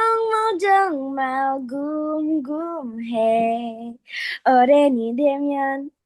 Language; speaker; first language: Korean; non-native, learner; Indonesian